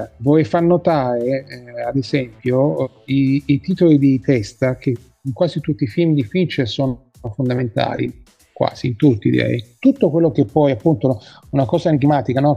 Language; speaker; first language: Italian; native; Italian